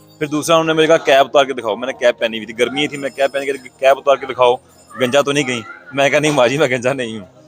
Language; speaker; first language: Urdu; native; Urdu